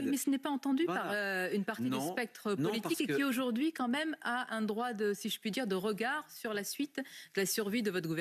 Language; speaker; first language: French; native; French